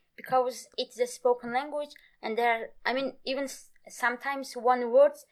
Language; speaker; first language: English; non-native, fluent; Kurdish